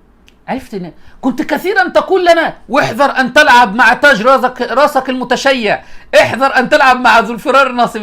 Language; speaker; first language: Arabic; native; Arabic